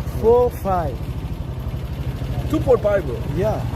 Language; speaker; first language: English; non-native, learner; Korean